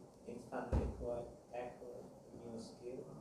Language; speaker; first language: English; non-native, fluent; Indonesian